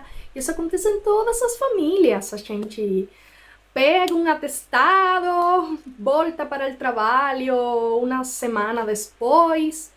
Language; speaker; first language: Portuguese; non-native, fluent; Spanish